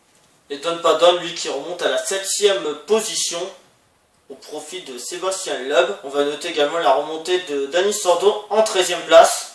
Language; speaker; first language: French; native; French